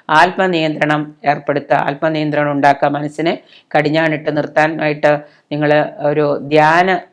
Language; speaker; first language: Malayalam; native; Malayalam